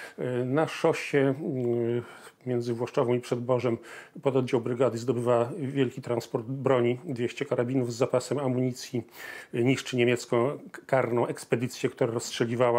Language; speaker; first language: Polish; native; Polish